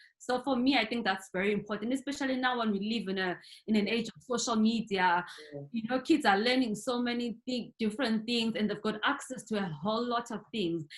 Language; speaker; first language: English; non-native, local second language; North Ndebele